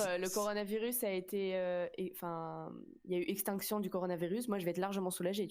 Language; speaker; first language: French; native; French